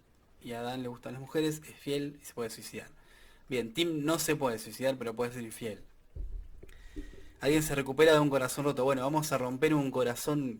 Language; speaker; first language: Spanish; native; Spanish